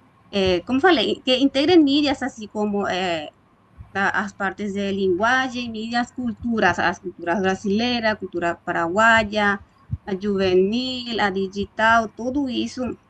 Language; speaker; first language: Portuguese; non-native, fluent; Spanish